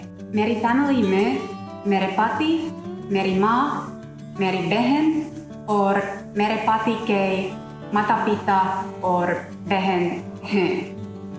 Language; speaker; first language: Hindi; non-native, learner; Finnish